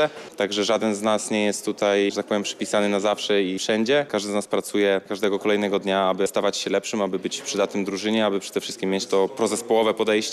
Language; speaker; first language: Polish; native; Polish